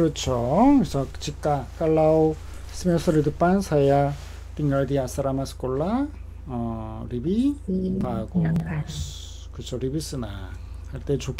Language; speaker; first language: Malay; non-native, learner; Korean